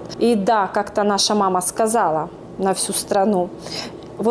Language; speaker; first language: Russian; native; Russian